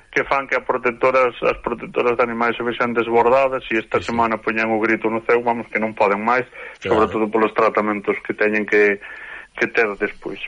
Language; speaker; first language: Galician; native; Galician